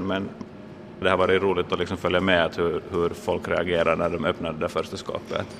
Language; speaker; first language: Swedish; native; Swedish